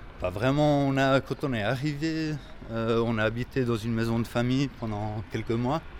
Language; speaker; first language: French; early bilingual, other home language; English